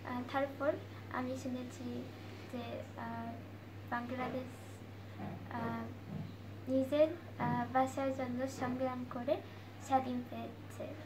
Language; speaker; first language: Bangla; non-native, fluent; Japanese